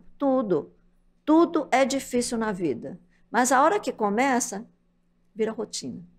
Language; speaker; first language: Portuguese; early bilingual, other home language; Japanese